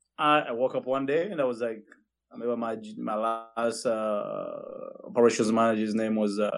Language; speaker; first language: English; non-native, local second language; Kinyarwanda